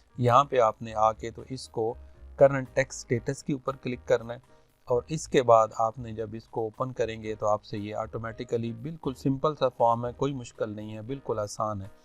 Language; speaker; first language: Urdu; non-native, local second language; Punjabi